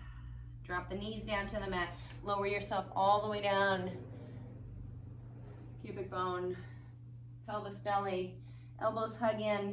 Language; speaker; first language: English; native; English